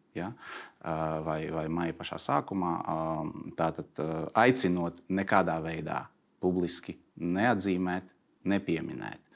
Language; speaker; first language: Latvian; non-native, local second language; Russian